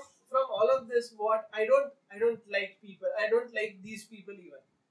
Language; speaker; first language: English; non-native, local second language; Marathi